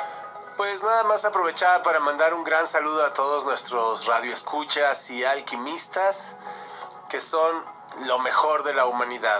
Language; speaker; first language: Spanish; native; Spanish